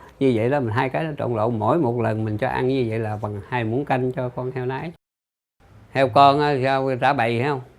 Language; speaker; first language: Vietnamese; native; Vietnamese